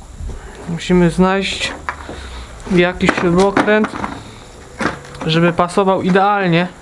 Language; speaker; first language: Polish; native; Polish